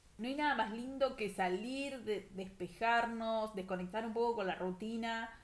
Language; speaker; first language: Spanish; native; Spanish